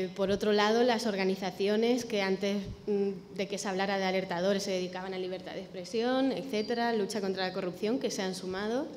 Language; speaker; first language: Spanish; native; Spanish